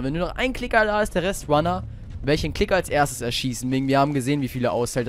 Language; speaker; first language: German; native; German